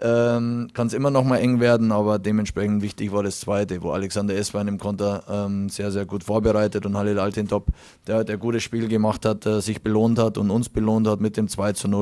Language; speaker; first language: German; native; German